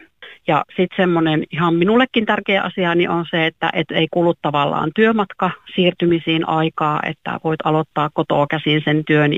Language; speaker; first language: Finnish; native; Finnish